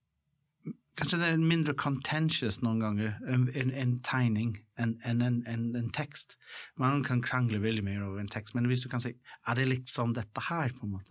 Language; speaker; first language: Norwegian; non-native, fluent; English